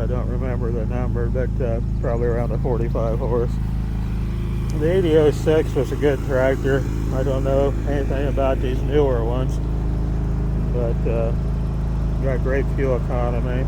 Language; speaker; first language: English; native; English